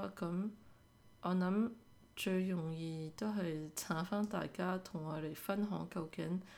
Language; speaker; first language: Cantonese; early bilingual, heritage; Cantonese